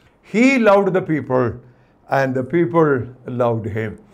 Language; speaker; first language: English; non-native, local second language; Tamil